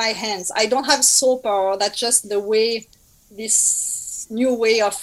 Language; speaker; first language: English; non-native, fluent; French